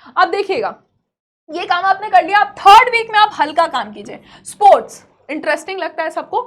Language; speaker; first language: Hindi; native; Hindi